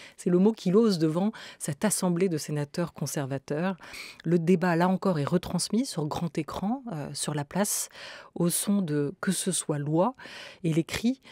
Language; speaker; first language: French; native; French